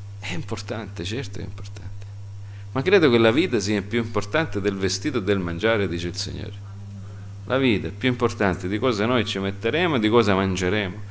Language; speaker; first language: Italian; early bilingual, heritage; Italian